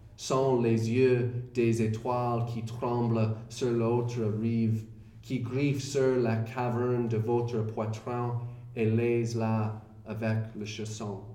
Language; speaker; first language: French; non-native, learner; English